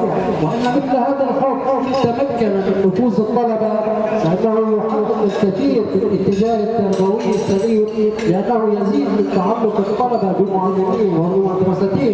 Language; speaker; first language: Arabic; native; Arabic